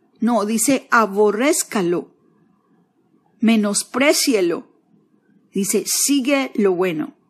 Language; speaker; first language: Spanish; native; Spanish